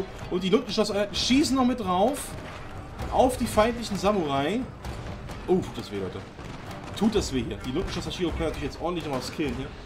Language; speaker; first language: German; native; German